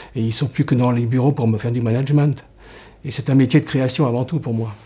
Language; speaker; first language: French; native; French